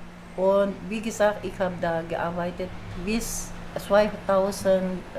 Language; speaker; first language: German; non-native, fluent; Filipino